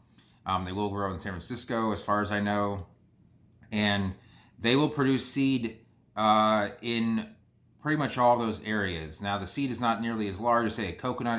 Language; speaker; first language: English; native; English